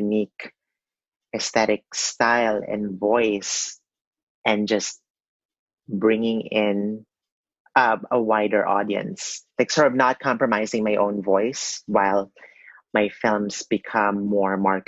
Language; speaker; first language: English; non-native, local second language; Cebuano